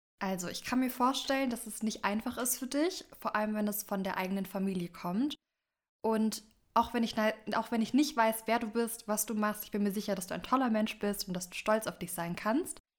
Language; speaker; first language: German; early bilingual, other home language; Amharic